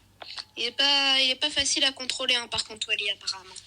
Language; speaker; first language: French; native; French